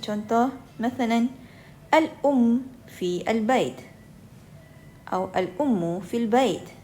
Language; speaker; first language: Arabic; non-native, fluent; Malay